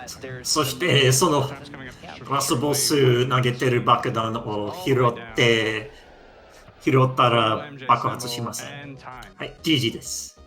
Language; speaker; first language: Japanese; non-native, learner; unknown